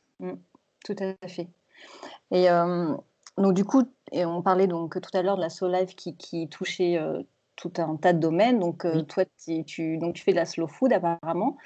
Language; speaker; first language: French; native; French